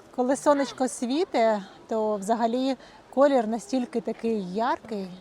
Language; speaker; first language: Ukrainian; non-native, local second language; Russian